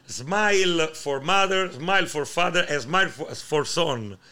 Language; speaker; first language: English; non-native, learner; Italian